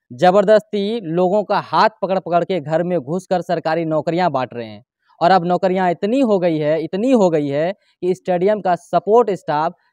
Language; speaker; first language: Hindi; native; Hindi